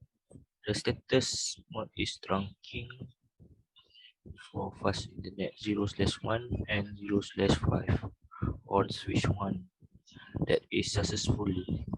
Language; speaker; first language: English; non-native, local second language; Malay